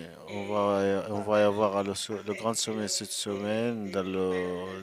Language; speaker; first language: French; non-native, learner; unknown